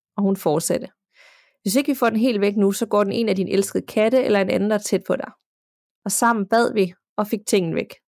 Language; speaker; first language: Danish; native; Danish